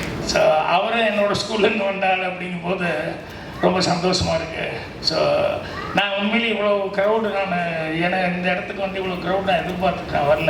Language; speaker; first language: Tamil; native; Tamil